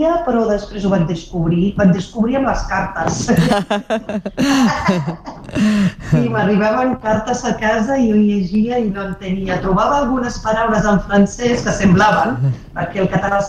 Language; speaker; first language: Catalan; non-native, fluent; Arabic